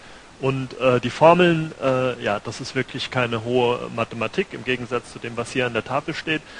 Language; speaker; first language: German; native; German